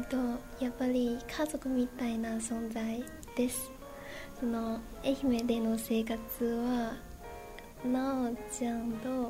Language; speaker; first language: Japanese; non-native, learner; Chinese